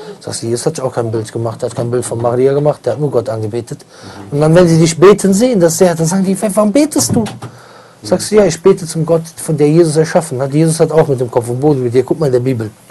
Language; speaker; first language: German; native; German